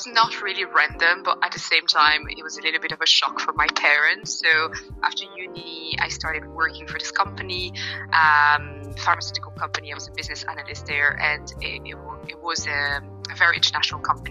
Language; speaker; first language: English; non-native, fluent; French